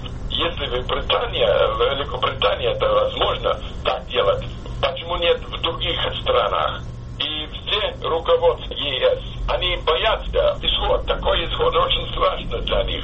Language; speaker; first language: Russian; non-native, fluent; English